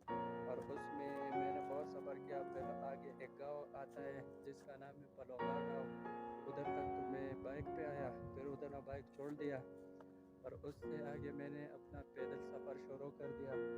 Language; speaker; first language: Hindi; non-native, local second language; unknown